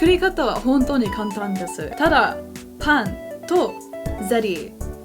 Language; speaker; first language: Japanese; non-native, learner; English